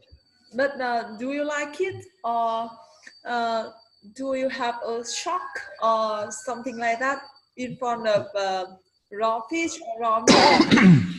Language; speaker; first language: English; non-native, learner; Vietnamese